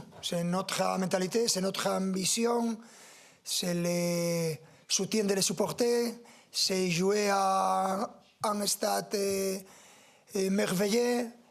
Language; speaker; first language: French; non-native, fluent; Spanish